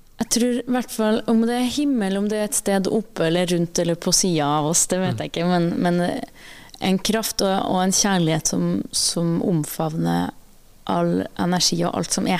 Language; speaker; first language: Norwegian; native; Norwegian